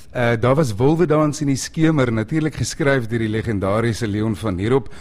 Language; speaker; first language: Afrikaans; native; Afrikaans